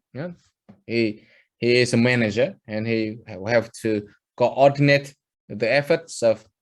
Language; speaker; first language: English; non-native, fluent; Vietnamese